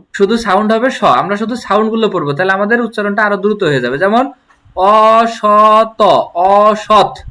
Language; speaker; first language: Bangla; native; Bangla